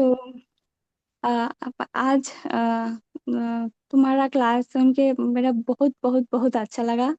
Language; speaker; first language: Hindi; non-native, local second language; Bangla